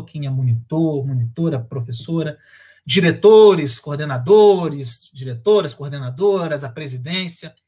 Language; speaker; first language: Portuguese; native; Portuguese